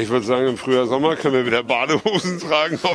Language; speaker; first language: German; native; German